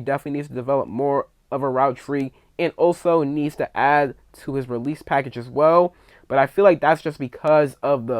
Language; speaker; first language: English; native; English